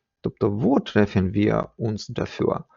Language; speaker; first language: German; non-native, fluent; Ukrainian